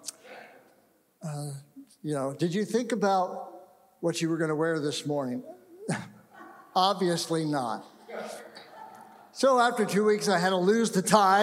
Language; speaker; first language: English; native; English